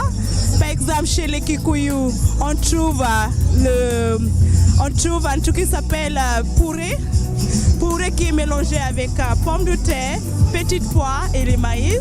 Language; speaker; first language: French; non-native, fluent; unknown